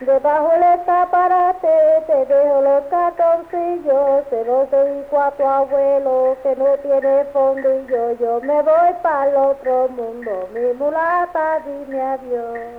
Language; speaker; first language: Spanish; native; Spanish